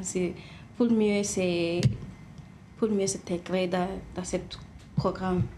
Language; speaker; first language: French; non-native, learner; Kinyarwanda